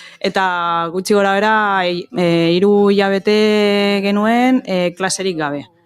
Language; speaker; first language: Basque; non-native, learner; Spanish